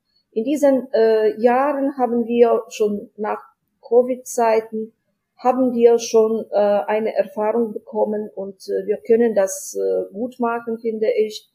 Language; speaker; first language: German; non-native, fluent; Ukrainian